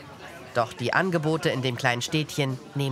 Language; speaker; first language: German; native; German